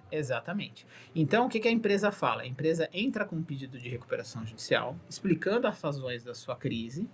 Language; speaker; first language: Portuguese; native; Portuguese